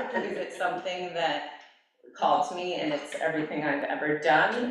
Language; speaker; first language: English; native; English